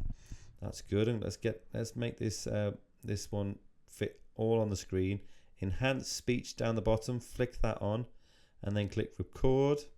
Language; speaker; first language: English; native; English